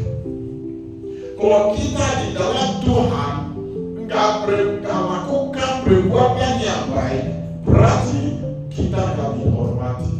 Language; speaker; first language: Indonesian; non-native, fluent; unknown